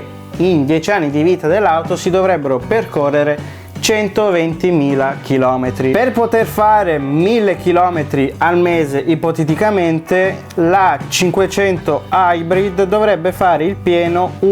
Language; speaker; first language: Italian; native; Italian